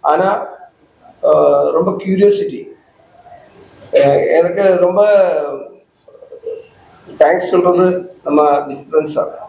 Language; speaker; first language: Tamil; non-native, local second language; Malayalam